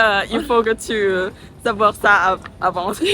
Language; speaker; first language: French; non-native, learner; Thai